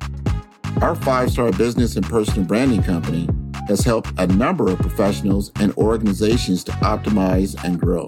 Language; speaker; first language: English; native; English